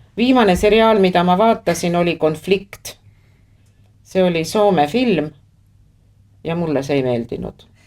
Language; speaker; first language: Estonian; native; Estonian